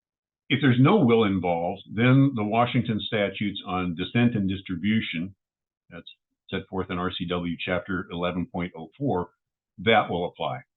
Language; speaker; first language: English; native; English